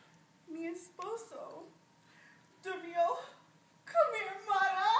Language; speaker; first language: Spanish; non-native, learner; English